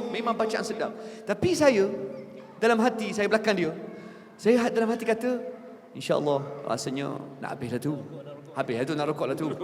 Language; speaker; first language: Malay; non-native, fluent; Arabic